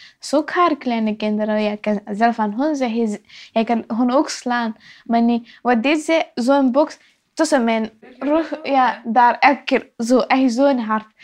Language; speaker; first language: Dutch; non-native, fluent; Persian